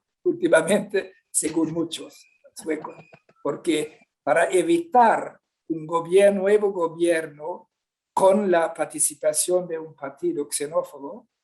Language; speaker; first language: Spanish; non-native, fluent; Swedish